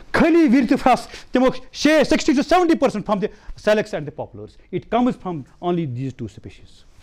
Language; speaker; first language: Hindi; non-native, local second language; Kashmiri